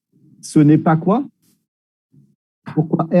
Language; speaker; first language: French; native; French